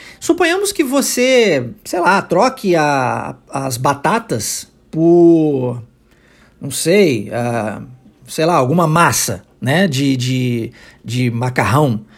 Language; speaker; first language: Portuguese; early bilingual, heritage; English